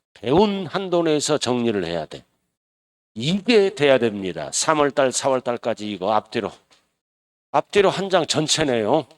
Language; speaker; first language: Korean; native; Korean